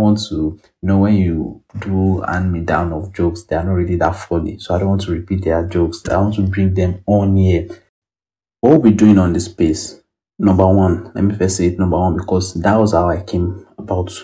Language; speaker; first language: English; non-native, local second language; Yoruba